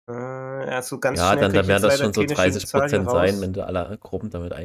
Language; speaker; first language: German; native; German